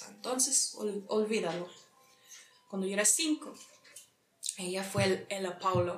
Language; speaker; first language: Spanish; early bilingual, heritage; English